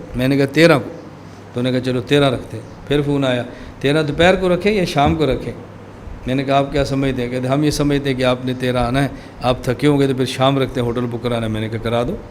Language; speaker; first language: Urdu; non-native, local second language; Punjabi